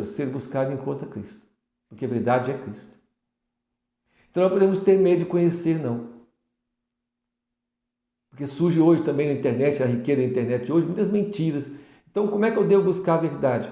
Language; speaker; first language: Portuguese; native; Portuguese